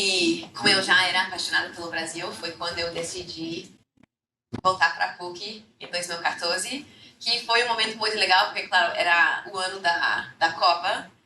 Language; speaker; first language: Portuguese; non-native, fluent; English